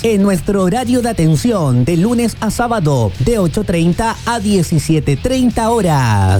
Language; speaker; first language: Spanish; native; Spanish